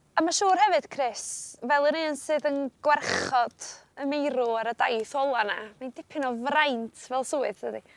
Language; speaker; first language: Welsh; native; Welsh